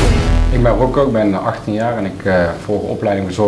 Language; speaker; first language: Dutch; native; Dutch